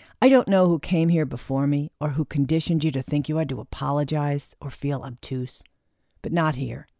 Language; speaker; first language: English; native; English